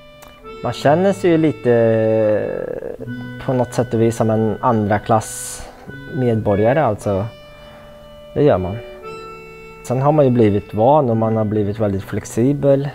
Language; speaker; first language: Swedish; native; Swedish